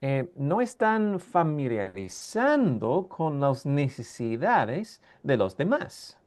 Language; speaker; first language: Spanish; non-native, fluent; English